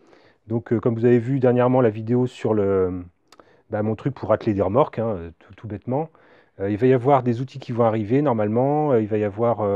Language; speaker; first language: French; native; French